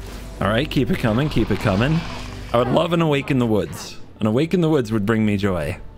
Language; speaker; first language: English; native; English